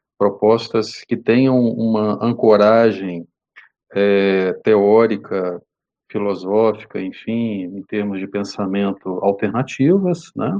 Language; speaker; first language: Portuguese; native; Portuguese